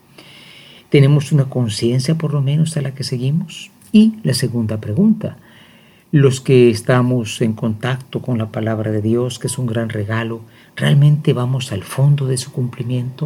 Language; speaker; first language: Spanish; native; Spanish